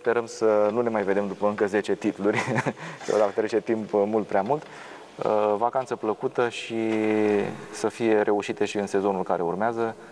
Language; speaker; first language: Romanian; native; Romanian